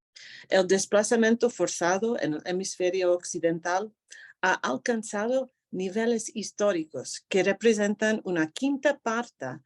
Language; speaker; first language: Spanish; non-native, fluent; English